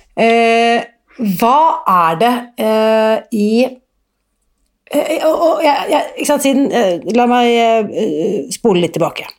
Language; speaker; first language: Norwegian; native; Norwegian